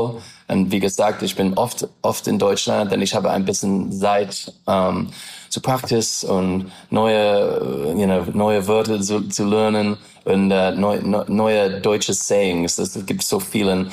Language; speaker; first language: German; non-native, learner; English